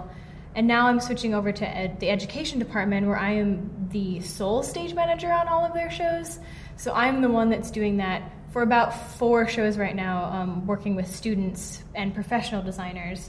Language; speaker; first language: English; native; English